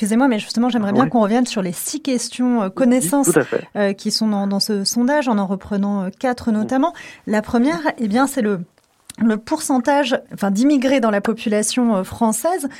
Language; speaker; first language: French; native; French